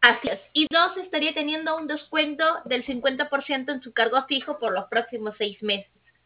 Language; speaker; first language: Spanish; native; Spanish